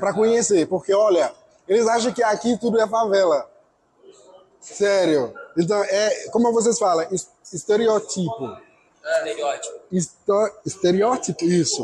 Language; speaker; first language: Portuguese; non-native, fluent; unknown